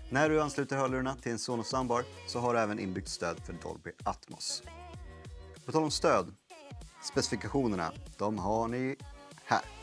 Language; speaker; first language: Swedish; native; Swedish